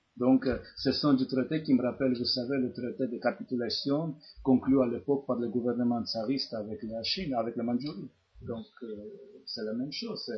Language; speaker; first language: French; non-native, fluent; Georgian